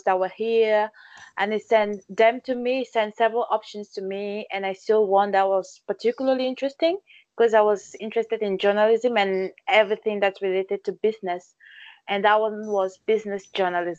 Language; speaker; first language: English; non-native, local second language; French